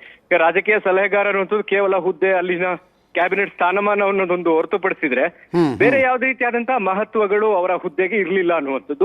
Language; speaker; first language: Kannada; native; Kannada